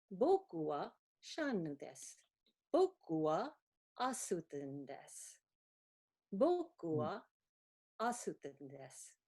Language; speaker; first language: Japanese; non-native, fluent; English